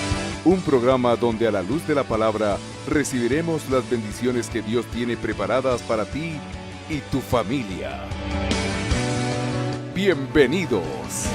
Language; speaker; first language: Spanish; native; Spanish